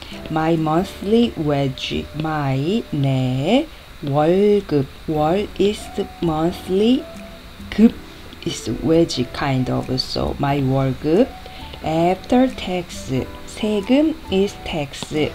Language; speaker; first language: English; non-native, fluent; Korean